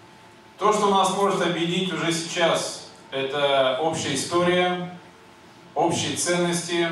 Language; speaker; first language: Russian; native; Russian